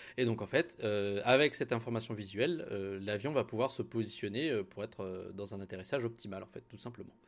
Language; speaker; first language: French; native; French